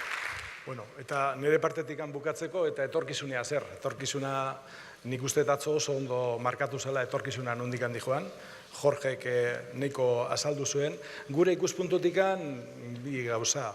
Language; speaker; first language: Basque; native; Basque